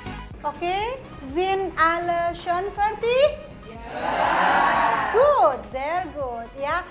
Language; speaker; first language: German; non-native, fluent; Indonesian